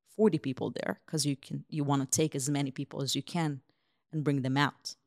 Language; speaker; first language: English; non-native, fluent; Hebrew